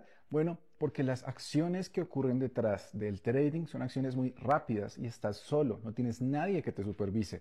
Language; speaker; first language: Spanish; native; Spanish